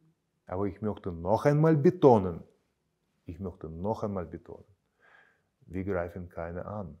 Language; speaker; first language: German; non-native, fluent; Russian